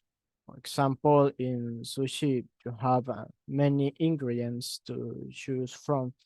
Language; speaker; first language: English; non-native, learner; Spanish